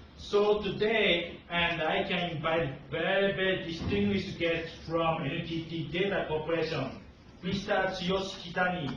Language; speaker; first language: English; non-native, fluent; Japanese